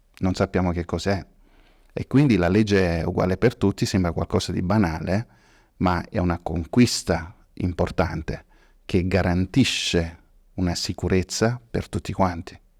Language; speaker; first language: Italian; early bilingual, other home language; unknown